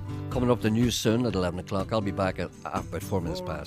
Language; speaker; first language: English; native; English